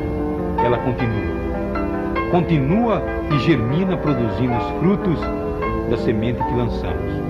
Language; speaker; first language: Portuguese; native; Portuguese